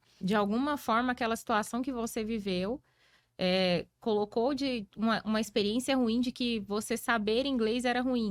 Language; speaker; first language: Portuguese; native; Portuguese